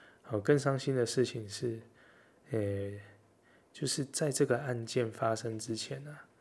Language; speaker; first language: Chinese; native; Chinese